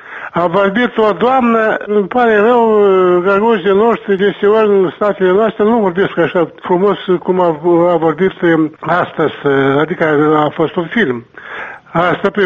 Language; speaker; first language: Romanian; non-native, local second language; Gagauz